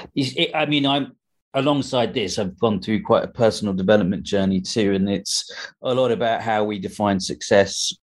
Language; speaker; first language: English; early bilingual, other home language; Hindi